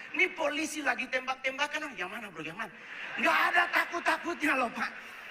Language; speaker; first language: Indonesian; native; Indonesian